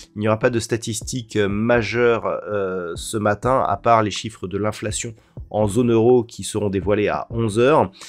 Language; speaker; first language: French; native; French